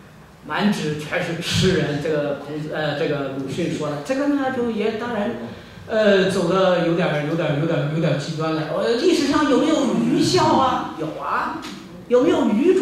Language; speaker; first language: Chinese; native; Chinese